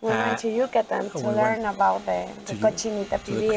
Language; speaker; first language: English; non-native, learner; Spanish